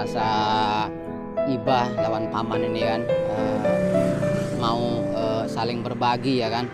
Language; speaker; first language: Indonesian; non-native, local second language; Sasak